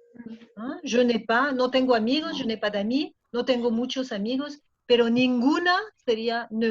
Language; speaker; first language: Spanish; non-native, fluent; French